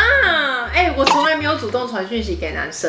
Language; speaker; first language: Chinese; native; Chinese